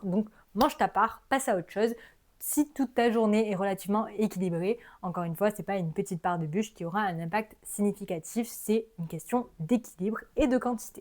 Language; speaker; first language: French; native; French